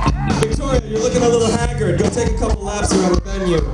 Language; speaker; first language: English; native; English